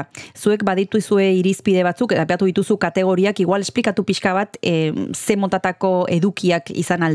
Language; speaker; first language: Basque; native; Basque